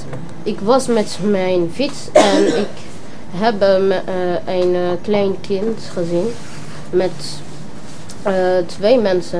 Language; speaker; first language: Dutch; non-native, learner; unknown